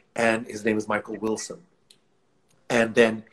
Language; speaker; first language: English; native; English